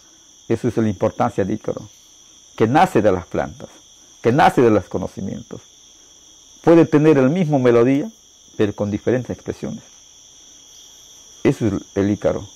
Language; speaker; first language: Spanish; non-native, local second language; Shipibo-Conibo